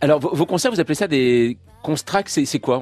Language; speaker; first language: French; native; French